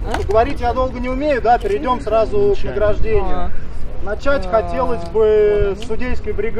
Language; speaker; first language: Russian; native; Russian